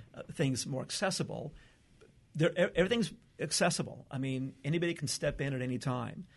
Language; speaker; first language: English; early bilingual, other home language; Portuguese